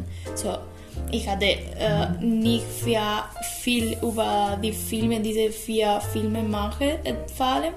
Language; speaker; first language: German; non-native, learner; Spanish